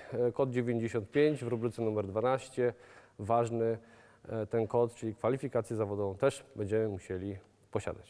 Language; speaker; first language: Polish; native; Polish